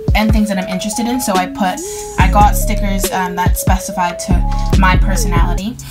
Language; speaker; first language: English; native; English